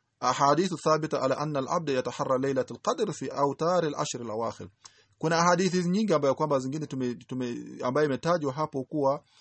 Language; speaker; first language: Swahili; native; Swahili